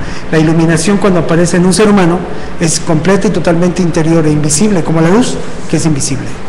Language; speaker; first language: Spanish; native; Spanish